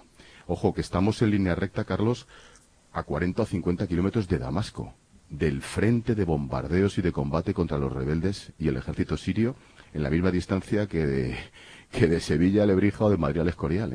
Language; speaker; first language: Spanish; native; Spanish